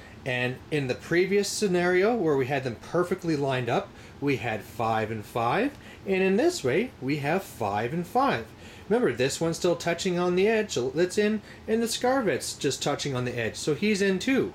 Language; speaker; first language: English; native; English